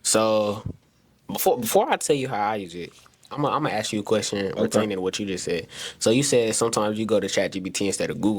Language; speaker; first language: English; native; English